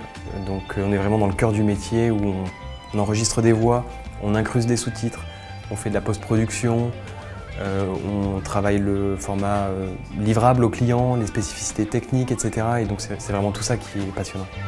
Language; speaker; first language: French; native; French